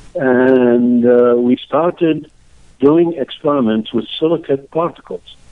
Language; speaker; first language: English; non-native, fluent; Arabic